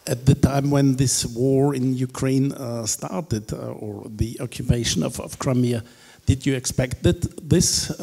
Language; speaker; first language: English; non-native, fluent; German